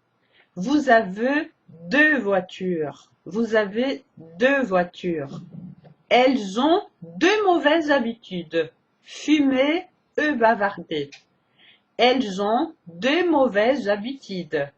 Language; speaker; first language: French; non-native, fluent; Portuguese